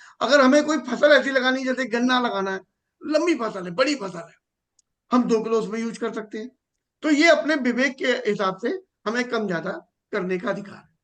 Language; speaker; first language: Hindi; native; Hindi